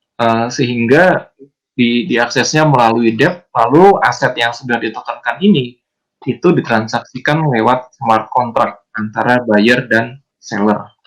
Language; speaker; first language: Indonesian; native; Indonesian